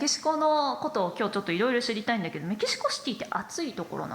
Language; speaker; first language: Japanese; native; Japanese